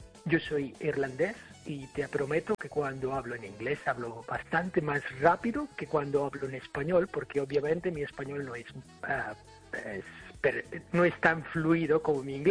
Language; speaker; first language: Spanish; non-native, fluent; English